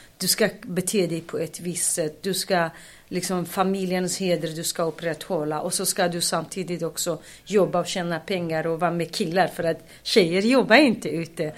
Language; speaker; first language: Swedish; non-native, fluent; Kurdish